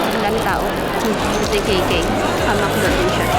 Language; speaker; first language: Filipino; native; Filipino